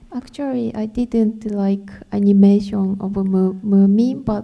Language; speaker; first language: English; non-native, learner; Japanese